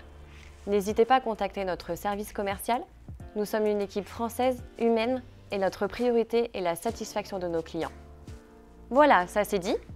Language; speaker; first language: French; native; French